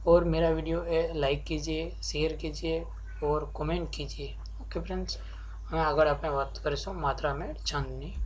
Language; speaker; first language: Hindi; non-native, local second language; Gujarati